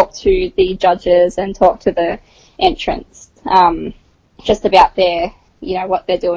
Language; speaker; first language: English; native; English